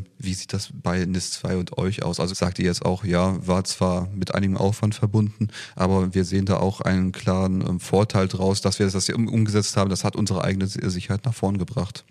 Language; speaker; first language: German; native; German